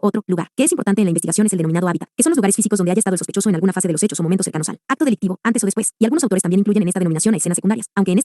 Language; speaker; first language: Spanish; native; Spanish